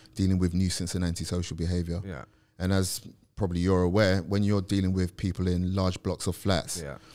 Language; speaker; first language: English; native; English